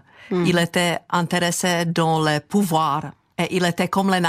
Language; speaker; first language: French; non-native, fluent; Czech